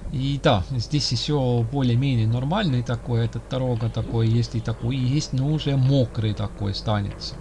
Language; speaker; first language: Russian; non-native, local second language; Estonian